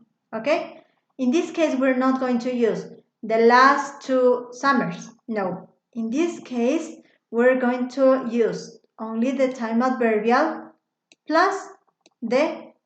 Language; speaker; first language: English; non-native, fluent; Spanish